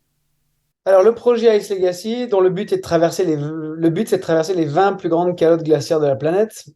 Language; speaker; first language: French; native; French